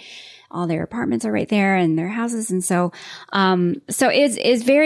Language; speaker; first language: English; native; English